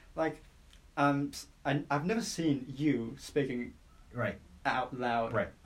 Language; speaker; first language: English; non-native, fluent; Japanese